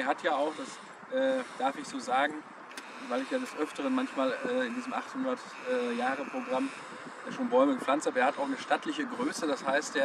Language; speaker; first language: German; native; German